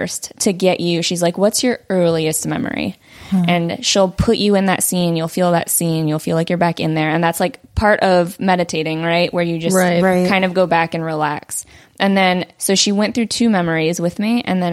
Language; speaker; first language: English; early bilingual, other home language; Vietnamese